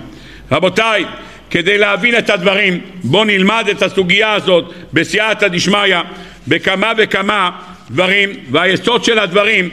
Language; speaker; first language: Hebrew; native; Hebrew